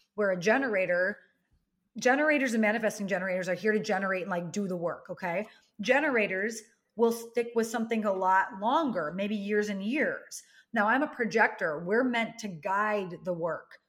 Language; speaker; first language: English; native; English